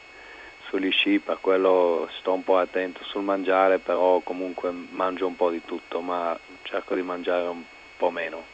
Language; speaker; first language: Italian; non-native, local second language; German